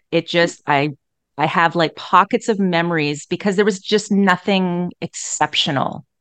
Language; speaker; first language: English; native; English